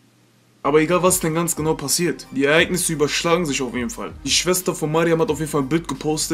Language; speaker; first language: German; native; German